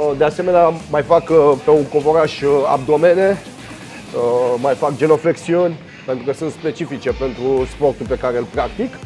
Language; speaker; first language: Romanian; early bilingual, heritage; Romanian